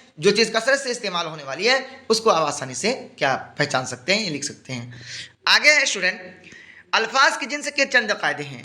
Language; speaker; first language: Urdu; native; Urdu